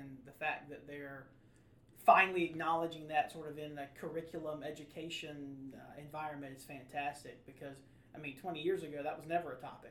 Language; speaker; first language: English; native; English